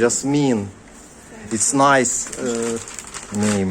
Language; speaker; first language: English; non-native, learner; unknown